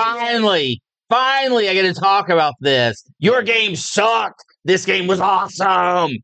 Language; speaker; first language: English; native; English